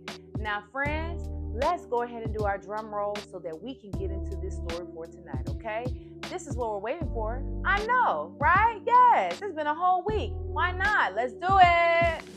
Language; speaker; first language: English; native; English